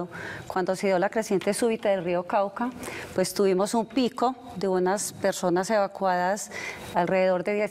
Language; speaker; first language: Spanish; native; Spanish